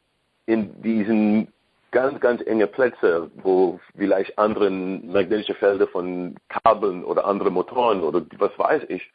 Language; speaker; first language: German; non-native, learner; English